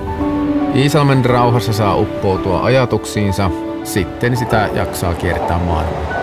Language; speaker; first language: Finnish; native; Finnish